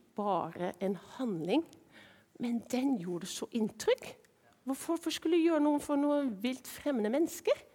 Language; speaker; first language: Norwegian; non-native, fluent; Dutch